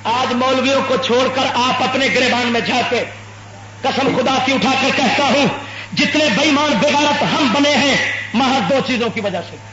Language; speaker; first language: Urdu; non-native, local second language; Punjabi